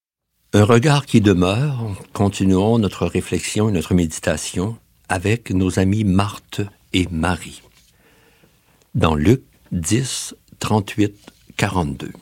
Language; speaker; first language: French; native; French